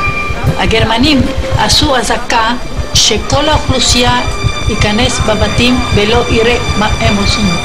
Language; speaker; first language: Hebrew; non-native, fluent; Ladino